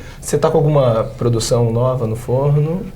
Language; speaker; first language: Portuguese; native; Portuguese